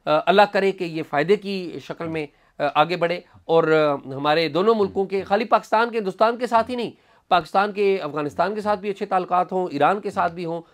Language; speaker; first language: Urdu; non-native, local second language; Punjabi